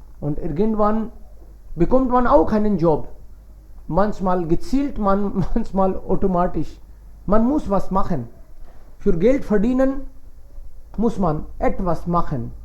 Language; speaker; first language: German; non-native, fluent; Hindi